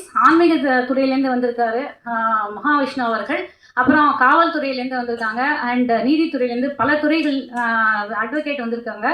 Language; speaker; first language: Tamil; native; Tamil